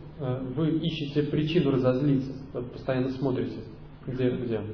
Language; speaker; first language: Russian; native; Russian